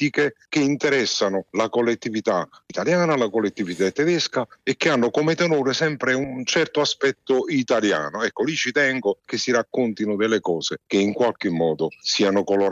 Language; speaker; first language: Italian; non-native, local second language; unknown